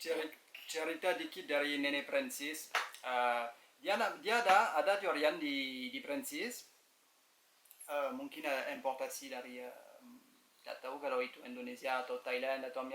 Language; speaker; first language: Indonesian; non-native, learner; French